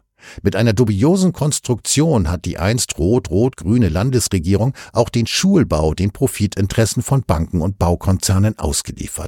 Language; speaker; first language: German; native; German